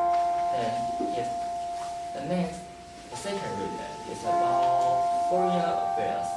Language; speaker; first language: English; non-native, learner; Chinese